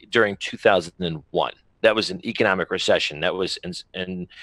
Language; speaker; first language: English; native; English